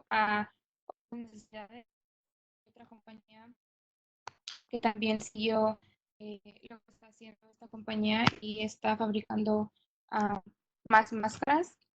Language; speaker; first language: Spanish; non-native, fluent; English